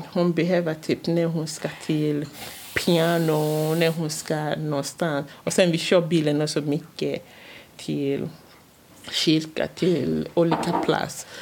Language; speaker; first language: Swedish; non-native, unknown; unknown